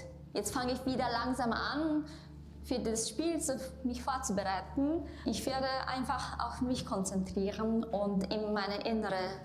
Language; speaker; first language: German; non-native, fluent; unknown